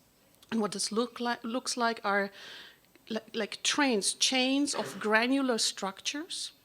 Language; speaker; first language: English; non-native, fluent; German